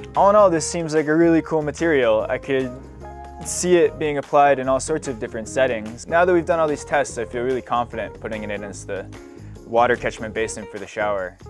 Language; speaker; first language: English; native; English